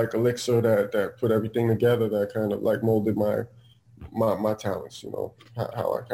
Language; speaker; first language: English; native; English